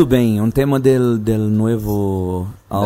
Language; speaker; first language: Spanish; non-native, fluent; Portuguese